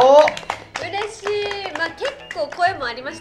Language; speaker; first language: Japanese; native; Japanese